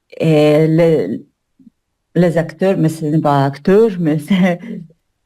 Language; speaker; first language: French; non-native, learner; Russian